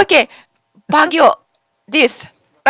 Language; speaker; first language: English; non-native, learner; Korean